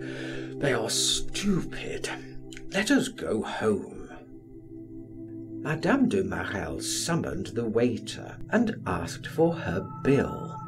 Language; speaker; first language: English; native; English